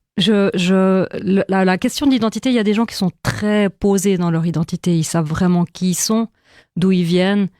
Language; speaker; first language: French; early bilingual, heritage; French